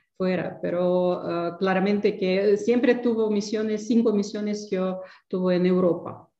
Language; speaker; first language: Spanish; non-native, fluent; Ukrainian